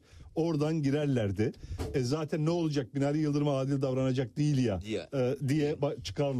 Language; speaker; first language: Turkish; native; Turkish